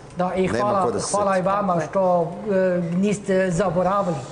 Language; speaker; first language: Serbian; non-native, fluent; Norwegian